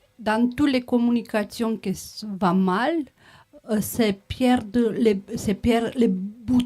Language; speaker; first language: French; non-native, learner; Romanian